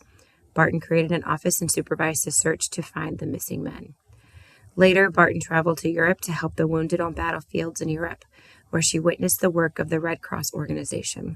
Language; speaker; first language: English; native; English